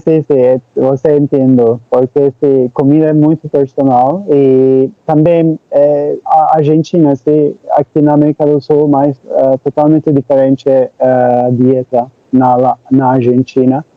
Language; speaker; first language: Portuguese; non-native, learner; Turkish